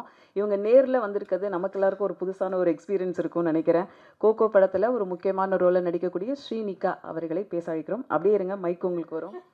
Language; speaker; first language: Tamil; native; Tamil